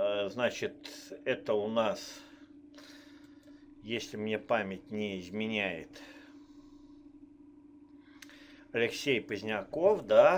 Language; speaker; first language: Russian; native; Russian